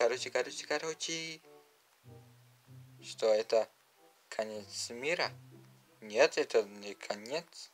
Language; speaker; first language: Russian; non-native, learner; Uzbek